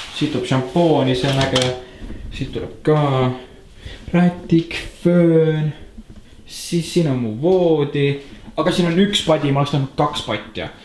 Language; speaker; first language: Estonian; early bilingual, heritage; Estonian